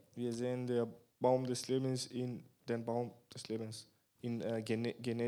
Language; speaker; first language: German; non-native, fluent; Bulgarian